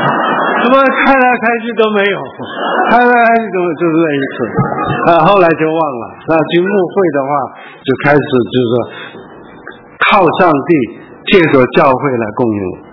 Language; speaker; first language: Chinese; early bilingual, heritage; Chinese